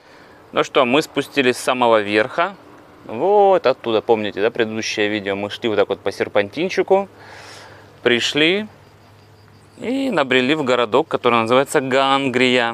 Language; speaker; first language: Russian; native; Russian